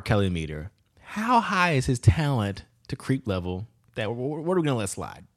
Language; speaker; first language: English; native; English